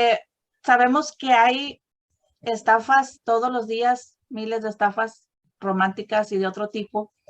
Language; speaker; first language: Spanish; native; Spanish